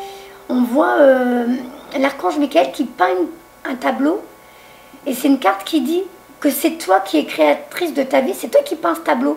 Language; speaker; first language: French; native; French